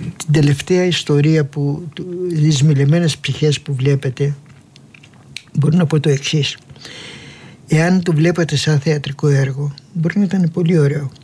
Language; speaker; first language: Greek; native; Greek